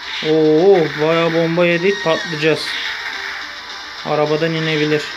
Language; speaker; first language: Turkish; native; Turkish